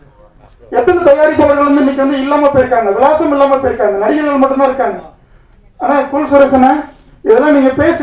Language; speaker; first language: Tamil; native; Tamil